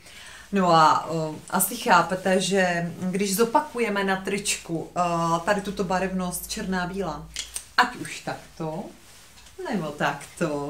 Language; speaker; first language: Czech; native; Czech